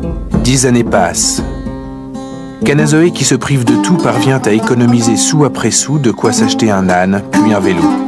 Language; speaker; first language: French; native; French